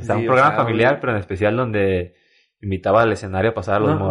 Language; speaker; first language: Spanish; native; Spanish